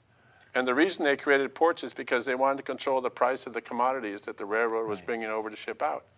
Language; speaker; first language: English; native; English